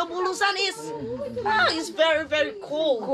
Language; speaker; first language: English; non-native, learner; Sundanese